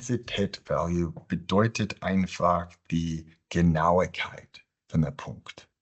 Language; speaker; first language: German; non-native, fluent; English